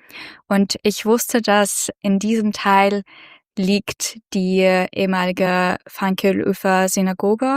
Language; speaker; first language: German; non-native, fluent; Russian